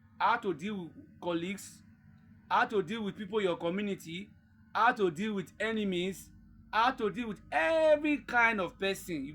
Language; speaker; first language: Nigerian Pidgin; non-native, local second language; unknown